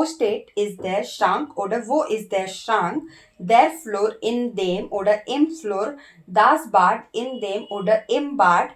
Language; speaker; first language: German; non-native, learner; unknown